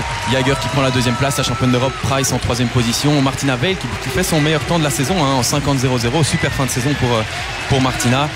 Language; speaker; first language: French; native; French